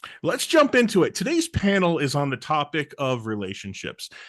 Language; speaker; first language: English; native; English